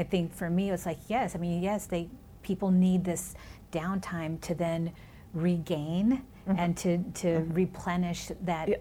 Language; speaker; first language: English; early bilingual, other home language; Spanish